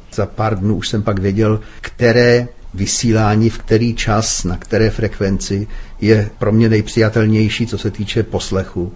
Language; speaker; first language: Czech; native; Czech